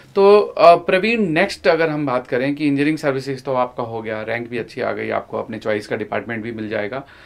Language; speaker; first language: Hindi; native; Hindi